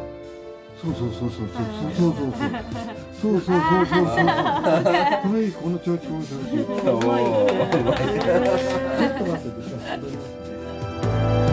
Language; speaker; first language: Japanese; native; Japanese